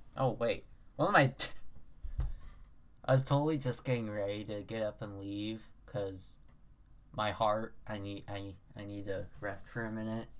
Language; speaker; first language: English; native; English